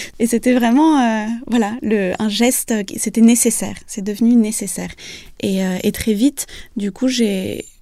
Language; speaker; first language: French; early bilingual, other home language; Vietnamese